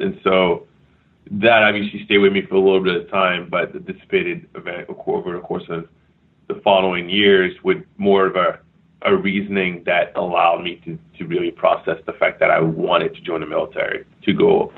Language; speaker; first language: English; early bilingual, other home language; French